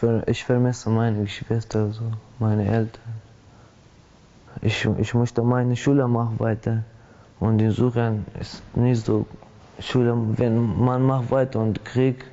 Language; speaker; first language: German; non-native, learner; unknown